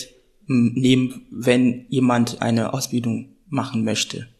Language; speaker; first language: German; non-native, fluent; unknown